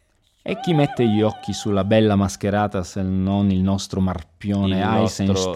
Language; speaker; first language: Italian; native; Italian